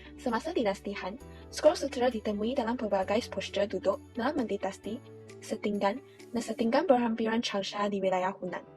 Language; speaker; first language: Malay; non-native, local second language; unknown